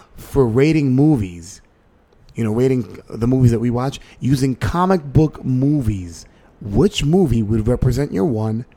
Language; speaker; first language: English; native; English